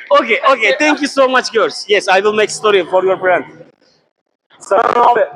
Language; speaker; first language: English; non-native, learner; Turkish